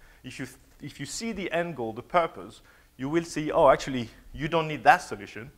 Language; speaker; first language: English; non-native, fluent; French